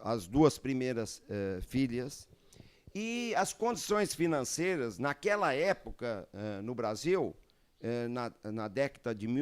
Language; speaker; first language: Portuguese; early bilingual, other home language; Arabic